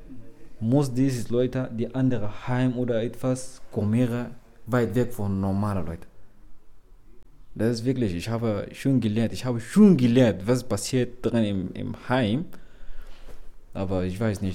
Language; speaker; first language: German; non-native, learner; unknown